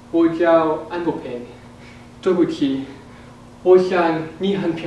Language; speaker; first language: Chinese; non-native, learner; English